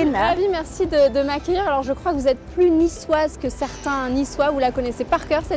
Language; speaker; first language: French; native; French